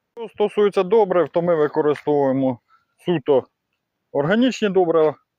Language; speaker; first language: Ukrainian; non-native, local second language; Russian